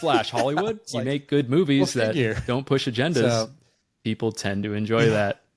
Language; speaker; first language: English; native; English